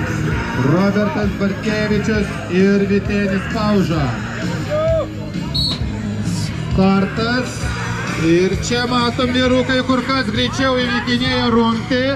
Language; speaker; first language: Lithuanian; native; Lithuanian